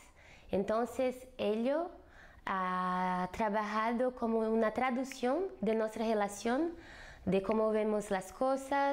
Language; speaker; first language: Spanish; non-native, fluent; Portuguese